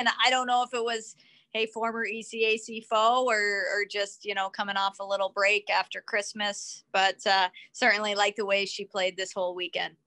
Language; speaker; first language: English; native; English